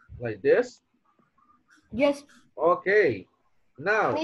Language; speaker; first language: English; non-native, fluent; Spanish